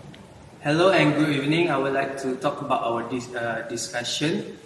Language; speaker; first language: English; non-native, learner; Malay